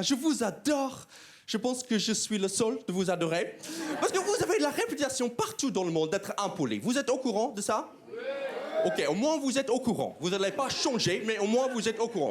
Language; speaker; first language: French; non-native, fluent; English